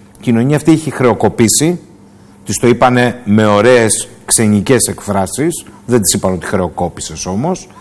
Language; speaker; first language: Greek; native; Greek